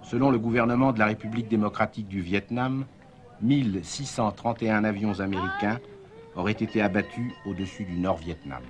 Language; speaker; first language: French; native; French